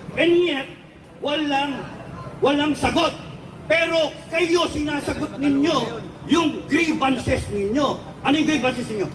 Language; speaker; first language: Filipino; native; Filipino